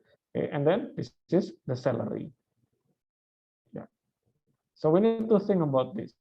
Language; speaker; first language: English; non-native, fluent; Indonesian